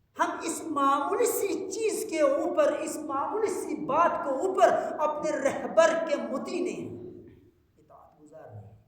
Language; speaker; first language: Urdu; non-native, local second language; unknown